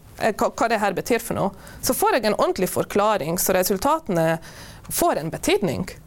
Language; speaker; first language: Norwegian; non-native, fluent; Hungarian